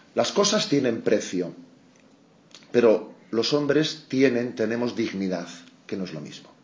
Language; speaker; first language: Spanish; non-native, local second language; Basque